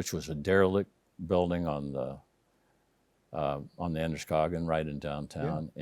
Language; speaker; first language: English; native; English